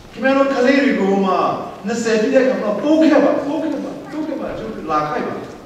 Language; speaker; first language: Burmese; non-native, local second language; Hakha Chin